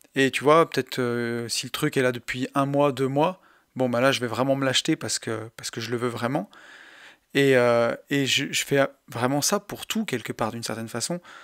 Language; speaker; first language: French; native; French